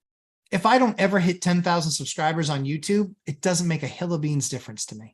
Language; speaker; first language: English; native; English